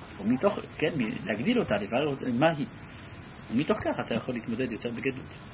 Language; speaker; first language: Hebrew; non-native, fluent; French